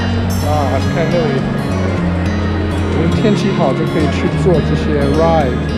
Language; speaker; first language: Chinese; non-native, fluent; English